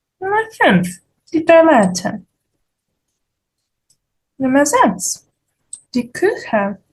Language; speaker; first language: German; non-native, fluent; Ukrainian